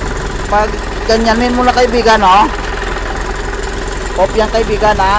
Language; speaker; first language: Filipino; non-native, local second language; Cebuano